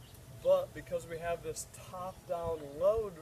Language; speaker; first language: English; native; English